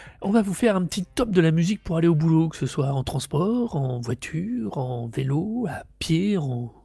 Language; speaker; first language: French; native; French